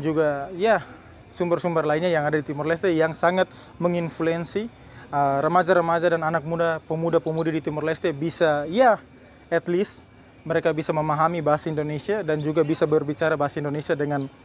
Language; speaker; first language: Indonesian; non-native, fluent; Tetum